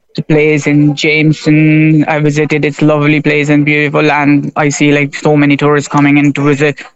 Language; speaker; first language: English; non-native, local second language; Urdu